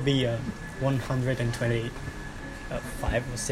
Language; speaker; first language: English; non-native, learner; Japanese